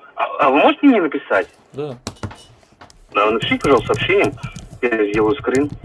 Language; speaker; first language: Russian; native; Russian